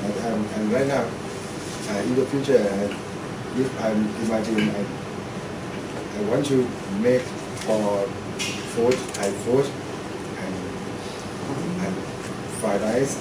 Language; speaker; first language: English; non-native, learner; Thai